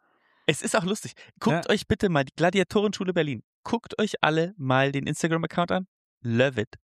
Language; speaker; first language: German; native; German